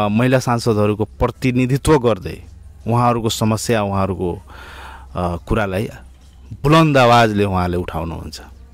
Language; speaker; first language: Nepali; non-native, local second language; Bhojpuri